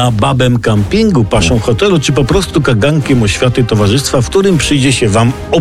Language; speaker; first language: Polish; native; Polish